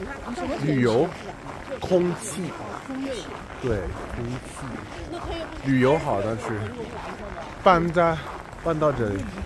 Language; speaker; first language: Chinese; non-native, learner; English